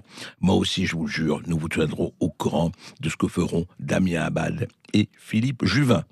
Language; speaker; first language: French; native; French